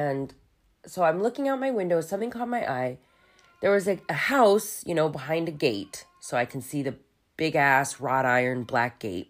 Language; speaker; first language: English; native; English